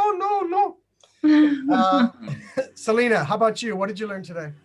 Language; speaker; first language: English; native; English